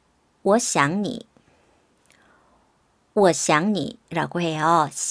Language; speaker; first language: Chinese; non-native, fluent; Korean